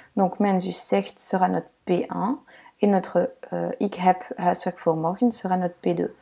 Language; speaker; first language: Dutch; non-native, local second language; French